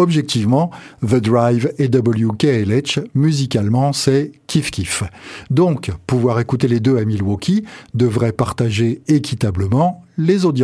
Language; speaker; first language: French; native; French